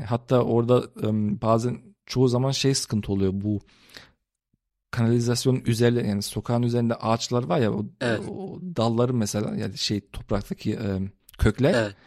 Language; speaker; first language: Turkish; early bilingual, heritage; Turkish